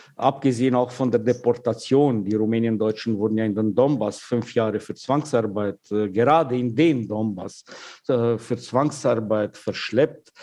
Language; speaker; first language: German; non-native, fluent; Russian